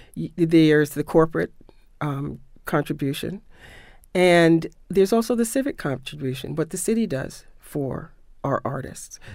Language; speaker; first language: English; native; English